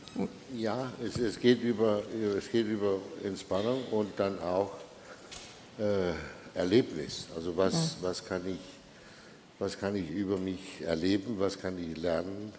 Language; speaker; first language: German; non-native, fluent; Danish